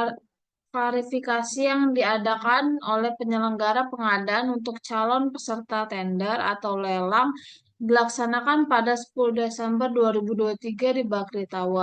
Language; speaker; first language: Indonesian; native; Indonesian